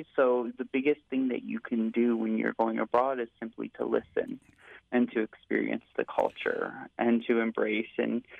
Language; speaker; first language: English; native; English